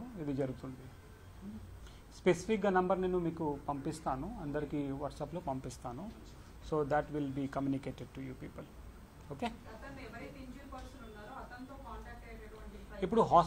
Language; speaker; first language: Telugu; non-native, local second language; Urdu